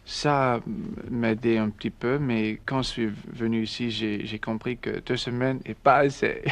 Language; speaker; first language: French; non-native, learner; English